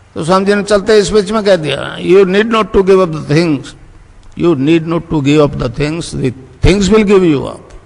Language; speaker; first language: Hindi; native; Hindi